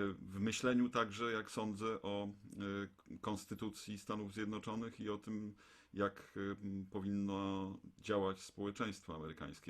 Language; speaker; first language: Polish; native; Polish